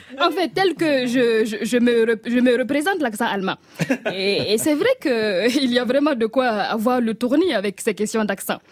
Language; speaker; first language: French; non-native, local second language; Mossi